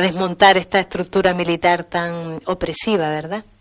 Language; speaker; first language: Spanish; native; Spanish